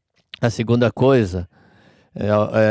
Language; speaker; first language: Portuguese; non-native, fluent; English